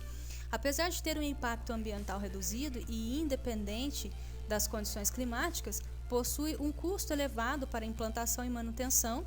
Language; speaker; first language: Portuguese; native; Portuguese